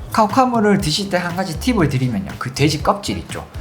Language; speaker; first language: Korean; native; Korean